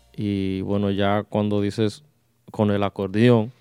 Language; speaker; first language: Spanish; early bilingual, heritage; Spanish